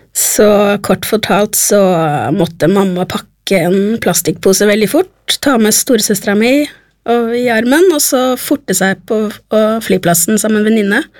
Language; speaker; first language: Norwegian; early bilingual, other home language; Spanish